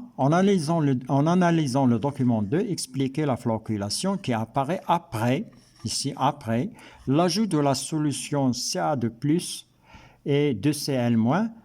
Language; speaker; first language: French; non-native, local second language; Arabic